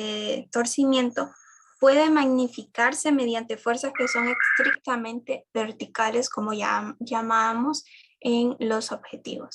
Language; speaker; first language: Spanish; native; Spanish